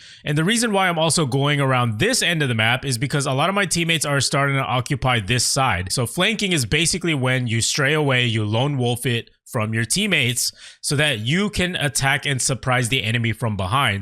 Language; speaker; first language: English; native; English